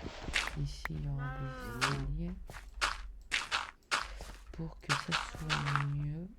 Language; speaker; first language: French; native; French